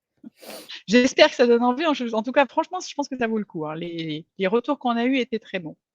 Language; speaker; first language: French; native; French